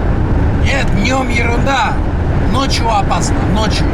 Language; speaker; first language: Russian; non-native, local second language; Kazakh